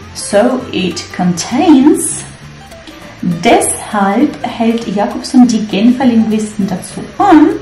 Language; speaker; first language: German; non-native, fluent; Russian